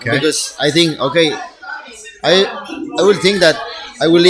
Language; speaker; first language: English; non-native, fluent; Spanish